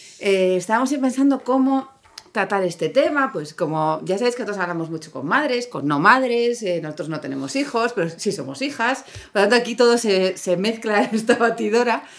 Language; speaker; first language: Spanish; native; Spanish